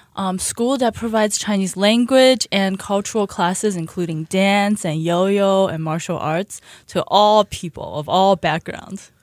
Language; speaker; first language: English; early bilingual, other home language; Chinese